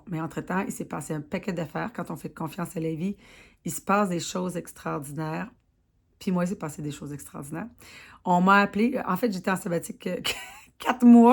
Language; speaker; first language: French; native; French